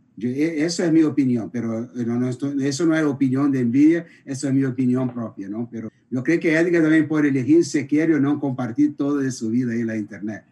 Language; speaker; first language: Spanish; non-native, fluent; Portuguese